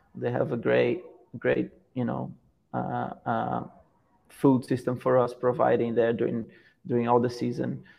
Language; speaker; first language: English; non-native, fluent; Portuguese